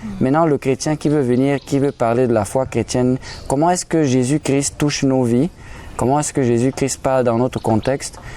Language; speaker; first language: French; non-native, local second language; German